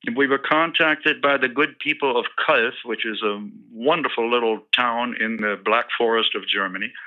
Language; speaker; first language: English; early bilingual, other home language; German